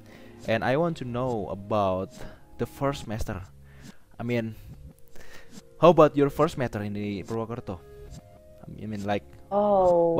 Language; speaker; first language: English; non-native, learner; Indonesian